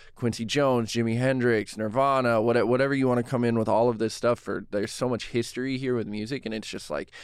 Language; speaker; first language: English; native; English